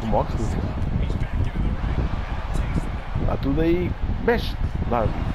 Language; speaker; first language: Portuguese; native; Portuguese